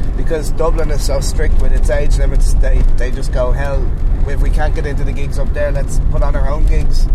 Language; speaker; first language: English; native; English